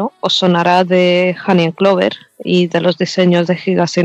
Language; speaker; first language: Spanish; native; Spanish